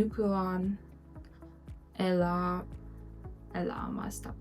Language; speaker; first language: Finnish; non-native, learner; Russian